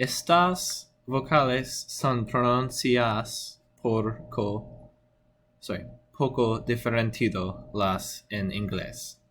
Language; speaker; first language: Spanish; non-native, learner; English